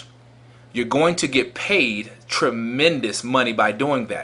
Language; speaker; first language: English; native; English